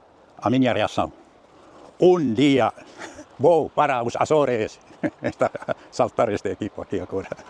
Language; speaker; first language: Portuguese; non-native, learner; Finnish